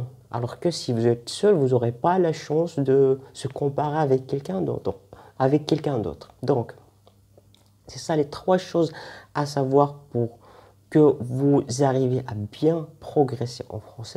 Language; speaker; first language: French; non-native, fluent; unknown